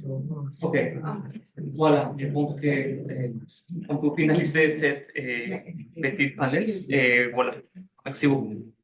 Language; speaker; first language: French; non-native, fluent; Spanish